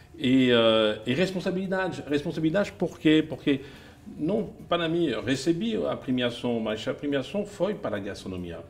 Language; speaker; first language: Portuguese; non-native, fluent; French